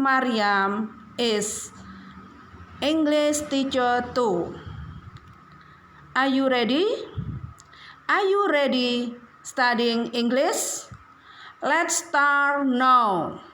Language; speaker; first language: English; non-native, learner; Indonesian